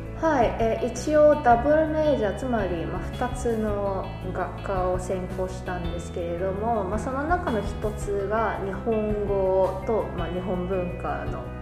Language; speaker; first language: Japanese; non-native, fluent; English